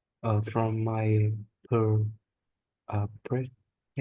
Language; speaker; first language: English; non-native, learner; Vietnamese